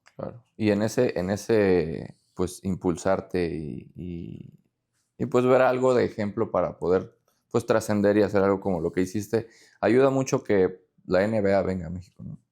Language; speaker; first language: Spanish; native; Spanish